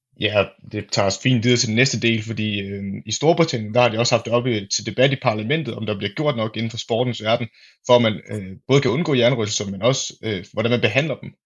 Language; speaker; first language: Danish; native; Danish